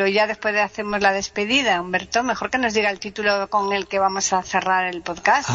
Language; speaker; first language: Spanish; native; Spanish